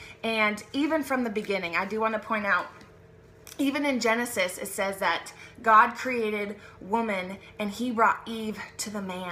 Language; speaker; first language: English; native; English